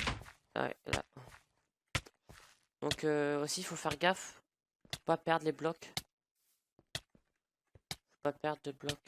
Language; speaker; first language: French; native; French